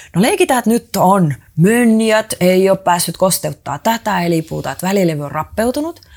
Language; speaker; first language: Finnish; non-native, fluent; Estonian